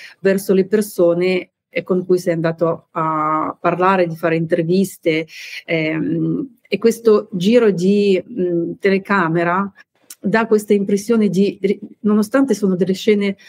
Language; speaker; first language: Italian; non-native, fluent; Ukrainian